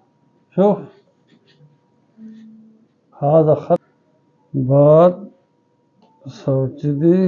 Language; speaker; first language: Arabic; non-native, learner; Urdu